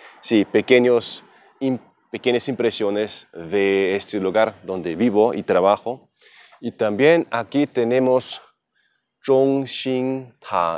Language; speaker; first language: Spanish; non-native, fluent; German